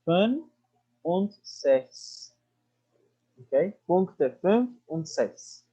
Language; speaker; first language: German; non-native, learner; Spanish